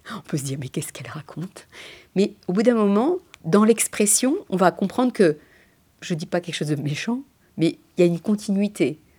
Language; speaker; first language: French; early bilingual, other home language; Spanish